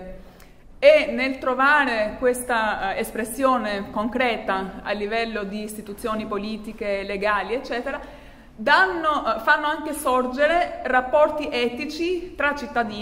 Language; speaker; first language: Italian; non-native, fluent; Albanian